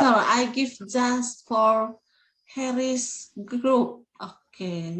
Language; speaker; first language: English; non-native, learner; Indonesian